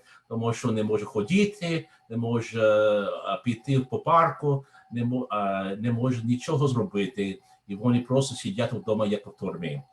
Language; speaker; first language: Ukrainian; non-native, learner; English